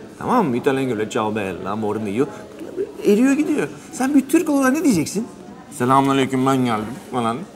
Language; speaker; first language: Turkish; early bilingual, heritage; Turkish